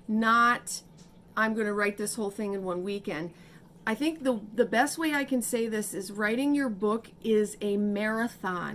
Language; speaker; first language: English; native; English